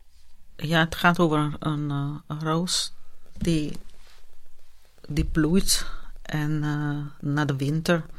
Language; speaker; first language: Dutch; non-native, fluent; Italian